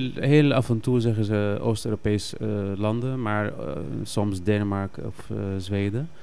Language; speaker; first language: Dutch; non-native, fluent; Arabic